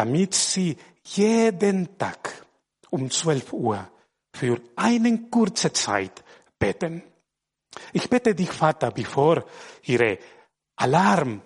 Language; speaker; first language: German; non-native, fluent; Spanish